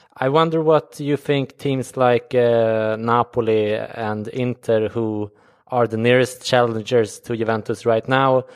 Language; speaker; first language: English; non-native, fluent; Swedish